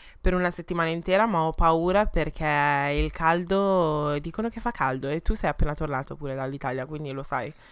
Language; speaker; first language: Italian; early bilingual, other home language; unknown